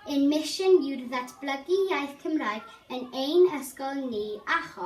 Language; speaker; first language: Welsh; non-native, learner; English